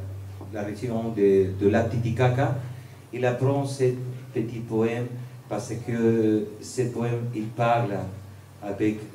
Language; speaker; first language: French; non-native, learner; Spanish